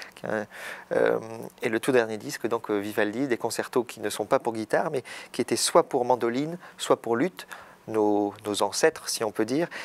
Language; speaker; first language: French; native; French